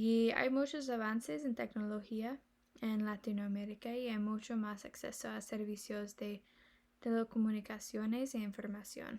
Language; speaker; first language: Spanish; non-native, learner; English